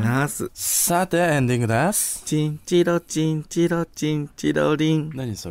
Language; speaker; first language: Japanese; native; Japanese